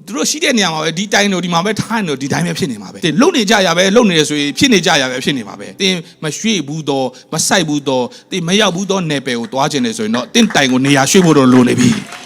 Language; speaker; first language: Burmese; non-native, local second language; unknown